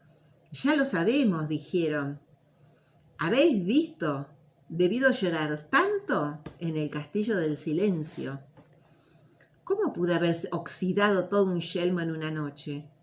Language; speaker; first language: Spanish; native; Spanish